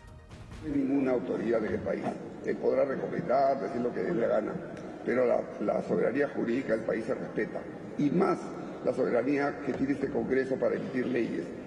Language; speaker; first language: Spanish; native; Spanish